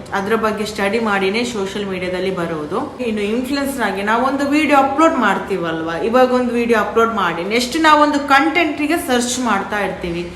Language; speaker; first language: Kannada; non-native, local second language; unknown